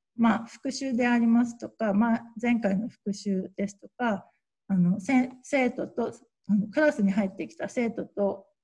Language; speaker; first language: Japanese; native; Japanese